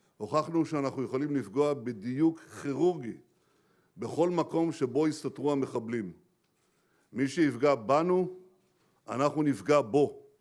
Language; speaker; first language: Hebrew; native; Hebrew